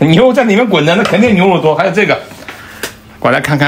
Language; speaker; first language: Chinese; native; Chinese